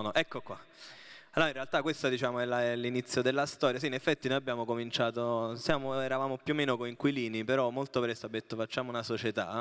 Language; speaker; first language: Italian; native; Italian